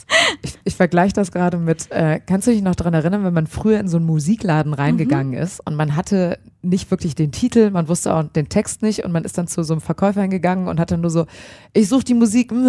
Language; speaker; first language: German; native; German